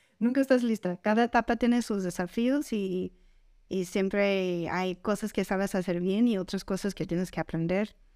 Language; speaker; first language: Spanish; non-native, fluent; English